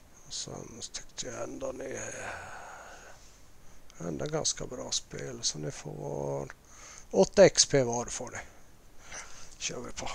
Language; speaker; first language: Swedish; native; Swedish